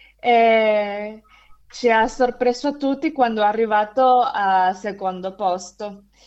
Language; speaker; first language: Italian; non-native, fluent; Spanish